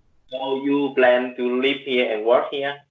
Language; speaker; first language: English; non-native, learner; Vietnamese